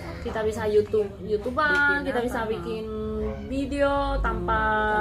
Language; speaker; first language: Indonesian; non-native, fluent; Spanish